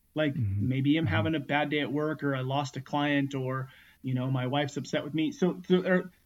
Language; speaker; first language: English; native; English